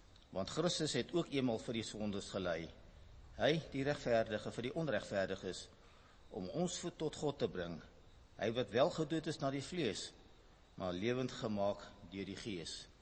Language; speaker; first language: Afrikaans; native; Afrikaans